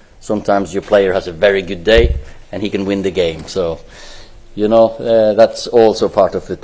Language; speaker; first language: English; non-native, fluent; Norwegian